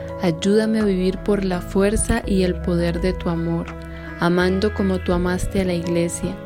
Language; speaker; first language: Spanish; native; Spanish